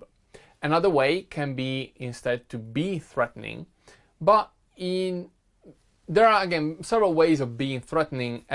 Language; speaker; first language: English; non-native, fluent; Italian